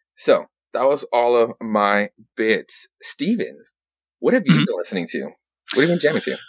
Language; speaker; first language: English; early bilingual, other home language; Spanish